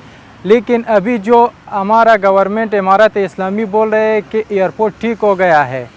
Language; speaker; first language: Hindi; non-native, fluent; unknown